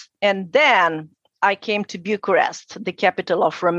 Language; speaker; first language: English; non-native, fluent; Romanian